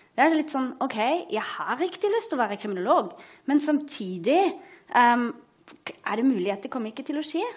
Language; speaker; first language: Norwegian; non-native, fluent; German